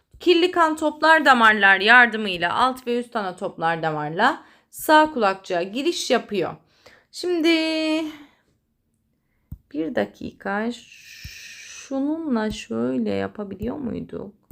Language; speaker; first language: Turkish; native; Turkish